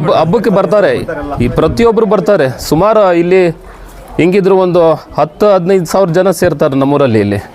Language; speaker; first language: Kannada; non-native, local second language; Urdu